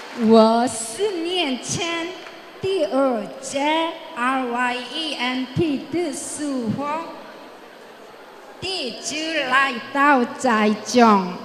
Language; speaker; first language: Chinese; non-native, learner; Korean